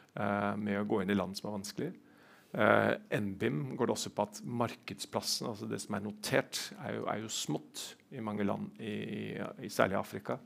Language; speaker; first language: Norwegian; native; Norwegian